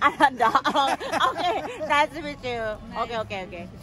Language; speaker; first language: English; non-native, learner; Korean